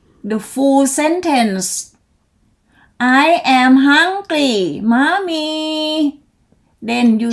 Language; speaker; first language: English; non-native, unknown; Thai